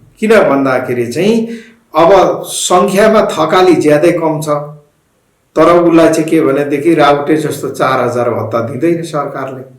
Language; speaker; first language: Nepali; non-native, local second language; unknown